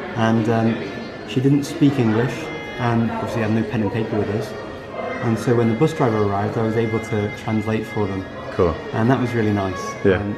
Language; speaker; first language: English; native; English